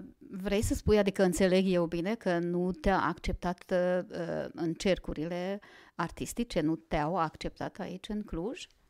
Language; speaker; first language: Romanian; non-native, local second language; Hungarian